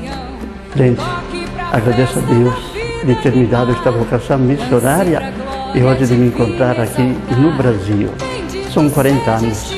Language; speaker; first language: Portuguese; non-native, fluent; Italian